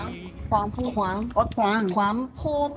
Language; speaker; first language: Chinese; native; Chinese